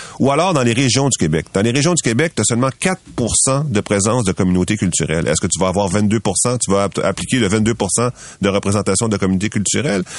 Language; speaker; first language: French; native; French